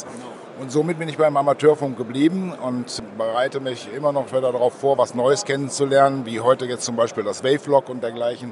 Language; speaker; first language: German; native; German